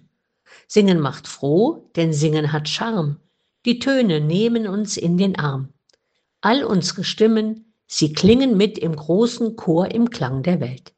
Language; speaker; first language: German; native; German